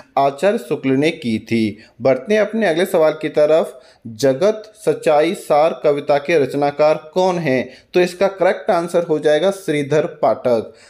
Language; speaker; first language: Hindi; native; Hindi